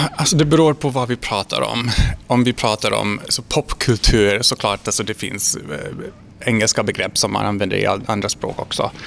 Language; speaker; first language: Swedish; non-native, fluent; Hungarian